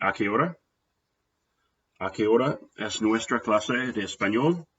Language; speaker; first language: Spanish; non-native, fluent; English